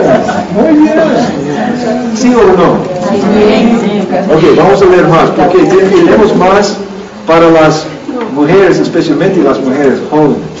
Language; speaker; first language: Spanish; non-native, learner; English